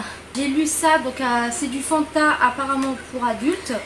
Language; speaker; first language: French; native; French